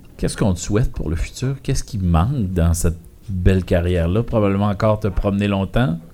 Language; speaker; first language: French; native; French